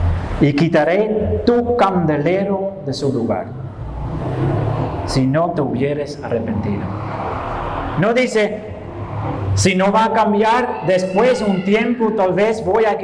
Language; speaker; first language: Spanish; non-native, fluent; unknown